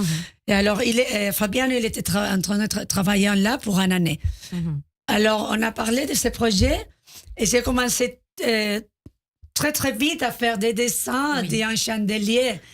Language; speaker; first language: French; non-native, learner; Spanish